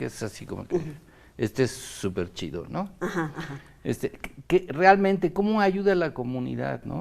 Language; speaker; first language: Spanish; native; Spanish